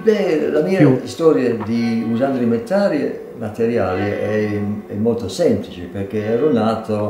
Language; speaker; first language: Italian; non-native, fluent; English